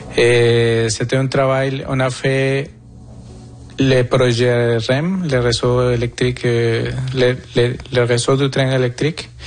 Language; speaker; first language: French; non-native, fluent; Spanish